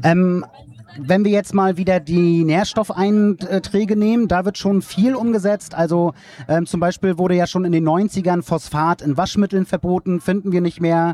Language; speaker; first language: German; native; German